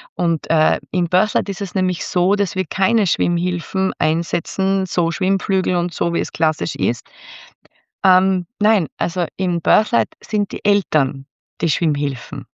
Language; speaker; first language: German; native; German